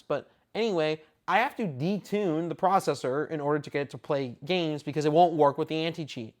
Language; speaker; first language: English; native; English